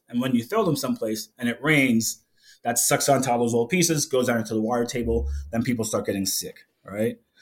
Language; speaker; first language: English; native; English